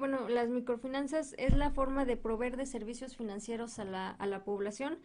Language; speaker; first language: Spanish; native; Spanish